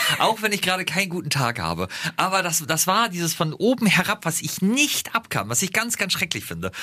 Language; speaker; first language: German; native; German